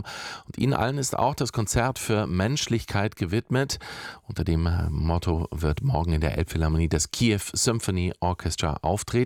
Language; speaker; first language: German; native; German